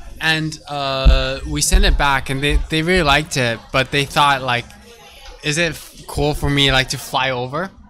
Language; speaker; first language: English; early bilingual, heritage; English